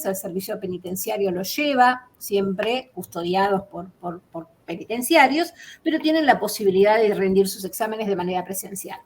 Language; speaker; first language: Spanish; native; Spanish